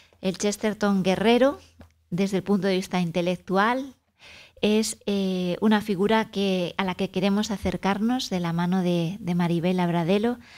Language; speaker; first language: Spanish; native; Spanish